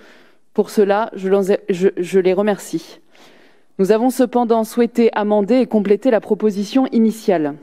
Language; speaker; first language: French; native; French